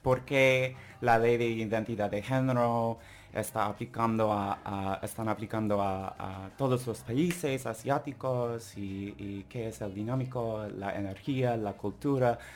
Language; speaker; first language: Spanish; non-native, learner; English